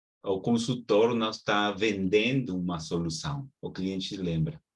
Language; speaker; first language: Portuguese; non-native, fluent; Spanish